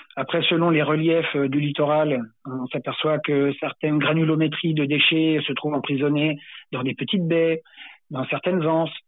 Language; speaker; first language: French; native; French